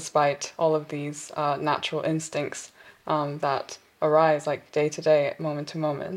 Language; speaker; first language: English; non-native, local second language; Korean